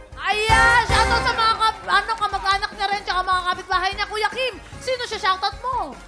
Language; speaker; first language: Filipino; native; Filipino